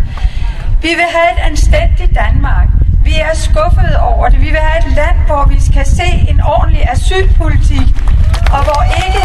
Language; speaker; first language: Danish; native; Danish